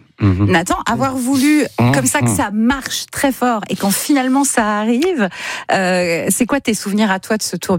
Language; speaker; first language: French; native; French